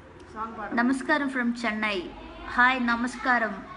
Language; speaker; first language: Telugu; non-native, local second language; Malayalam